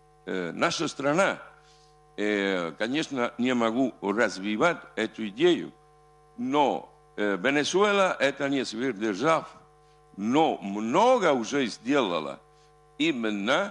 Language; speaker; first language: Russian; non-native, fluent; Spanish